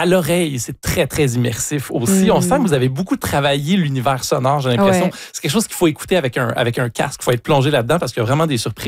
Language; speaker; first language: French; native; French